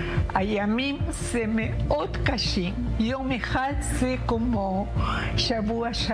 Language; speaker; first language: Hebrew; non-native, learner; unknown